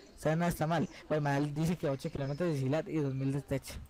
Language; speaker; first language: Spanish; native; Spanish